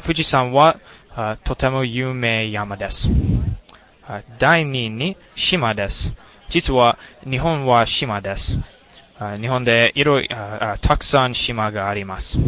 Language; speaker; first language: Japanese; non-native, learner; English